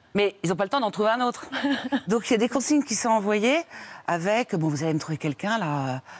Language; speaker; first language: French; native; French